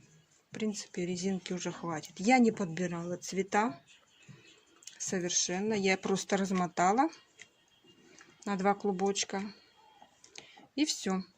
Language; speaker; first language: Russian; native; Russian